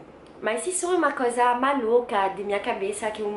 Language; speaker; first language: Portuguese; non-native, learner; French